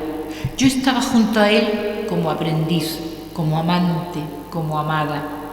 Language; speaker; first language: Spanish; native; Spanish